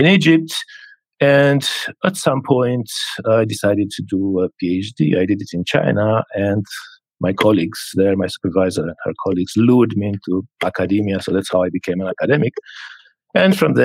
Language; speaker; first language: English; non-native, fluent; Romanian